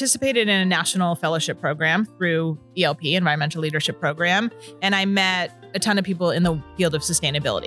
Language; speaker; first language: English; native; English